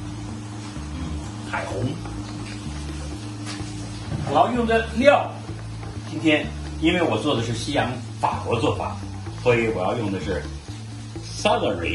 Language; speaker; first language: Chinese; native; Chinese